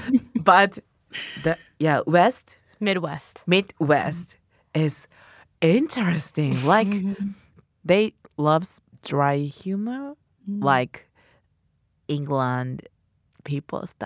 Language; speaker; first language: English; non-native, learner; Japanese